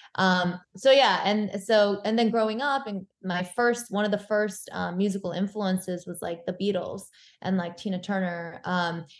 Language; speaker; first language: English; early bilingual, other home language; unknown